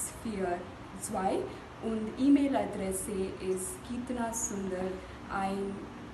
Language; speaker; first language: German; non-native, learner; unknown